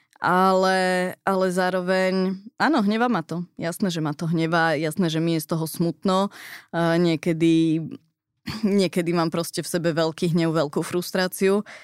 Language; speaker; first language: Slovak; early bilingual, heritage; Slovak